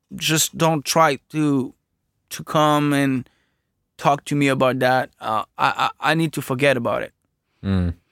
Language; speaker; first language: English; non-native, fluent; French